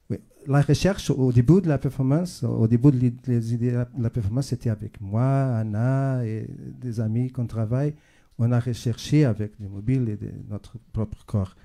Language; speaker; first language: French; non-native, fluent; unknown